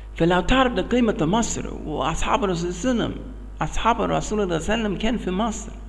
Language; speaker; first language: Arabic; non-native, learner; English